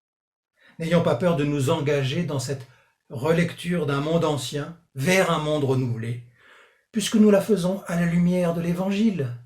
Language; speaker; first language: French; native; French